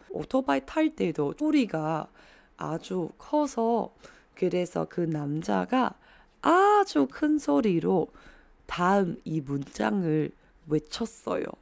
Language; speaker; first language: Korean; non-native, fluent; Chinese